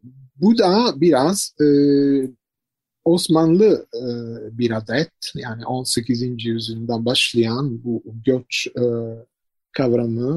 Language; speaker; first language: Turkish; non-native, fluent; Italian